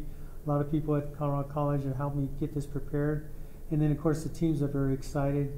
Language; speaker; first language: English; native; English